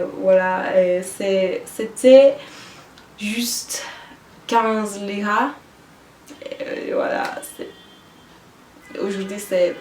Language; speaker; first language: French; non-native, learner; Turkish